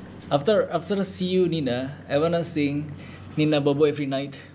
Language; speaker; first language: English; non-native, learner; Indonesian